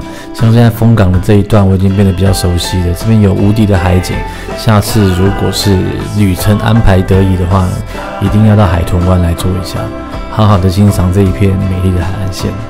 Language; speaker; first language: Chinese; native; Chinese